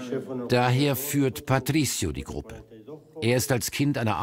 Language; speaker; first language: German; native; German